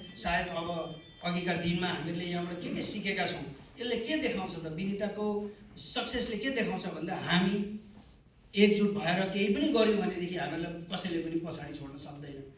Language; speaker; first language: Nepali; native; Nepali